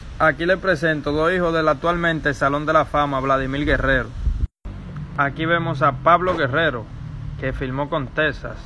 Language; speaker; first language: Spanish; native; Spanish